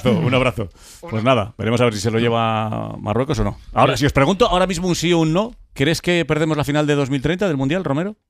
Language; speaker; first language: Spanish; native; Spanish